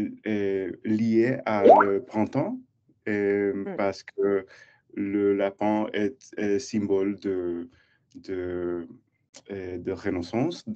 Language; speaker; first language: French; non-native, learner; English